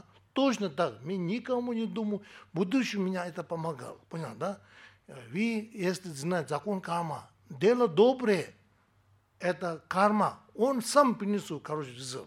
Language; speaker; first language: Russian; non-native, learner; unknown